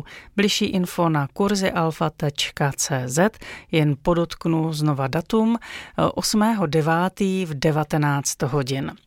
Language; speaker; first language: Czech; native; Czech